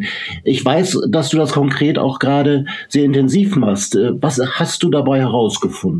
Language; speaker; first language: German; native; German